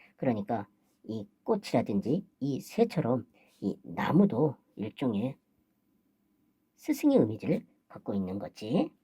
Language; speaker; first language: Korean; native; Korean